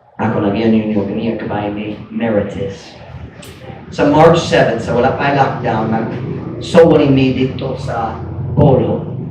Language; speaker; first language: Cebuano; non-native, fluent; English